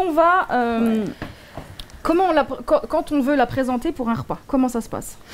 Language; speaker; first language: French; native; French